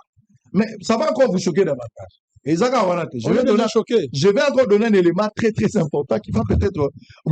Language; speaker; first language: French; non-native, local second language; Lingala